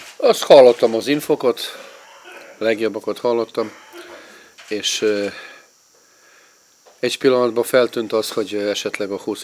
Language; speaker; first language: Hungarian; non-native, fluent; Serbian